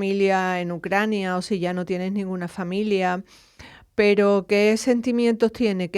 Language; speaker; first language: Spanish; native; Spanish